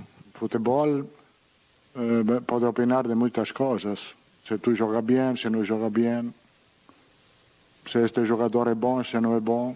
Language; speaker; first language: Portuguese; non-native, learner; Italian